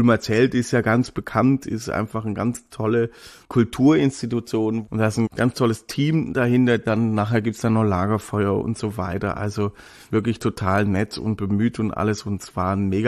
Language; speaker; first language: German; native; German